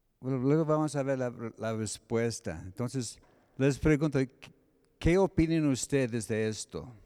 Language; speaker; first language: Spanish; non-native, fluent; English